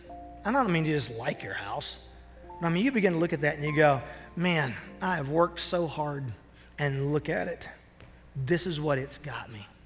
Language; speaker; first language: English; native; English